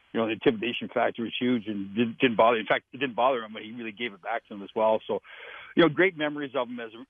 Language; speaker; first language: English; native; English